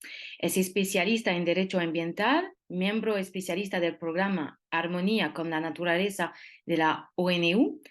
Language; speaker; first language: Spanish; non-native, fluent; French